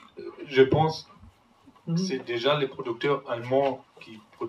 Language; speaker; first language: French; non-native, fluent; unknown